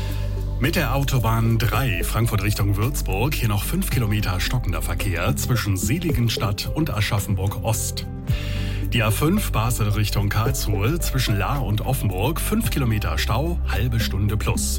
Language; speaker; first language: German; native; German